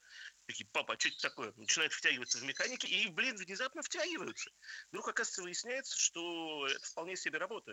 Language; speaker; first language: Russian; native; Russian